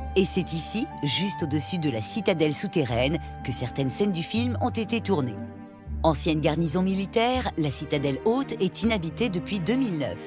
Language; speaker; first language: French; native; French